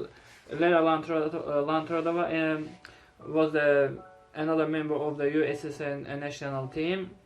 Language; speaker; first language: English; non-native, learner; Azerbaijani